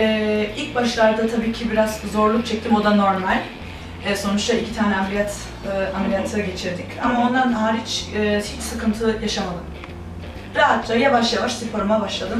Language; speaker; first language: Turkish; early bilingual, heritage; Turkish